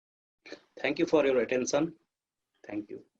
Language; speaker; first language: English; non-native, fluent; Nepali